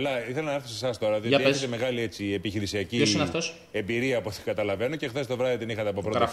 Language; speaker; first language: Greek; native; Greek